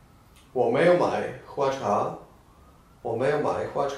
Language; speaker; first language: Chinese; non-native, fluent; Czech